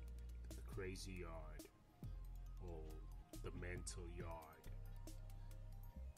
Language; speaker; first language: English; non-native, local second language; Krio